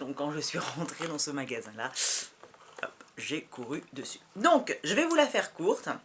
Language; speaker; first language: French; native; French